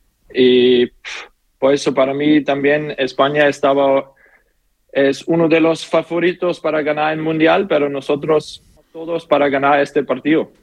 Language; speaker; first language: Spanish; non-native, learner; German